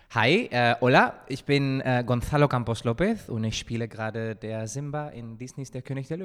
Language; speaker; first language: German; non-native, fluent; Spanish